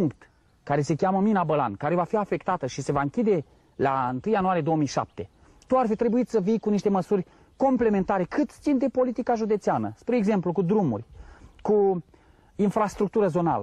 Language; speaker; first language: Romanian; native; Romanian